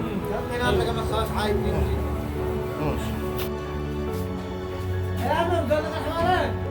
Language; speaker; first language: Arabic; native; Arabic